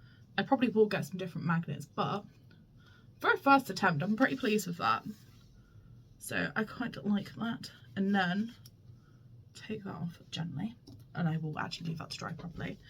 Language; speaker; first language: English; native; English